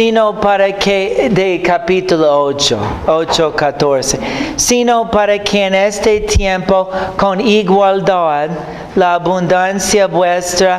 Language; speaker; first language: Spanish; non-native, fluent; English